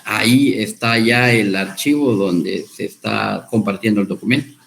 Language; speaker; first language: Spanish; native; Spanish